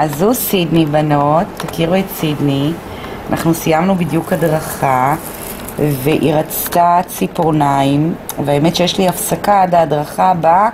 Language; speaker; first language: Hebrew; native; Hebrew